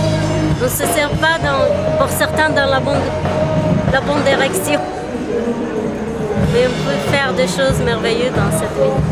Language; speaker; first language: French; non-native, fluent; Arabic